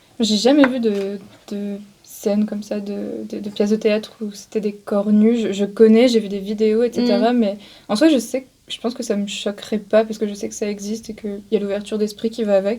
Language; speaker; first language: French; native; French